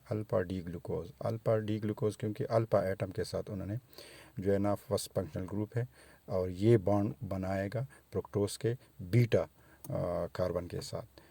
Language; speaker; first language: Urdu; non-native, local second language; Pashto